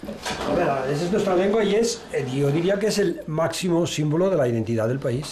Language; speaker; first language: Spanish; non-native, local second language; Occitan